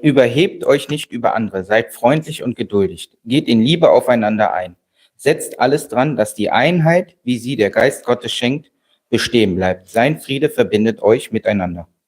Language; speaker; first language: German; native; German